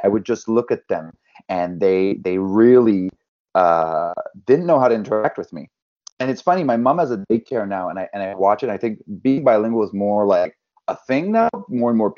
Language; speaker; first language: English; non-native, fluent; French